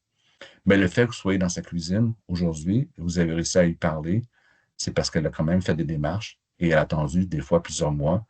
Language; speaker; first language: French; native; French